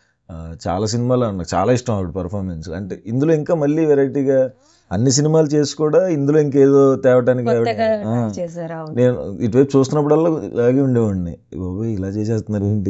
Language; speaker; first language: Telugu; native; Telugu